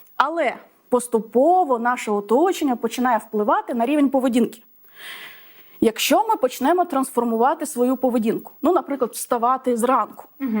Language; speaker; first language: Ukrainian; non-native, local second language; Russian